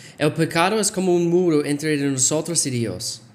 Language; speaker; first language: Spanish; non-native, fluent; English